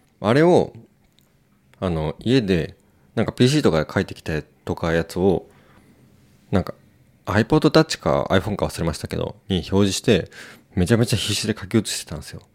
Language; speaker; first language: Japanese; native; Japanese